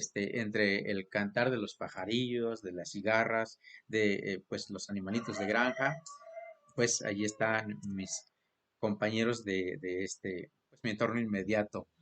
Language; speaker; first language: Spanish; native; Spanish